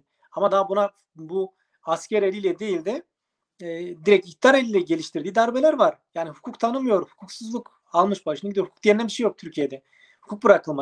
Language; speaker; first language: Turkish; native; Turkish